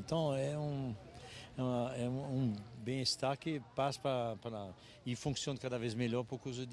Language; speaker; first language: Portuguese; non-native, fluent; French